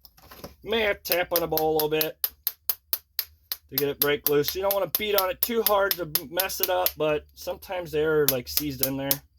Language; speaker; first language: English; native; English